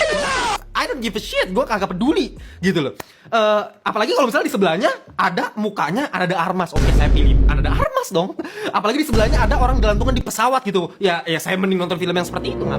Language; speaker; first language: Indonesian; native; Indonesian